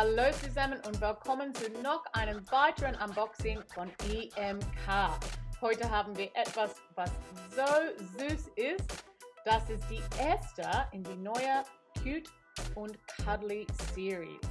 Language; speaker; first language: German; non-native, fluent; English